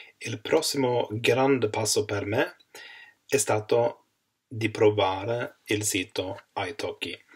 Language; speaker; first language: Italian; non-native, learner; Swedish